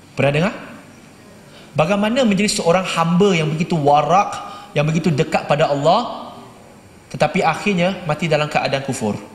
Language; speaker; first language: Malay; native; Malay